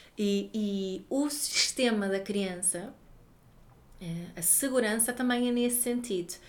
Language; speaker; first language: Portuguese; non-native, fluent; Swedish